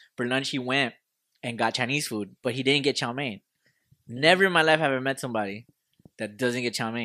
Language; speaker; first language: English; early bilingual, other home language; Spanish